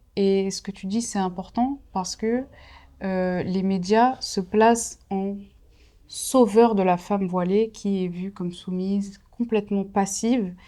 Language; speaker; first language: French; native; French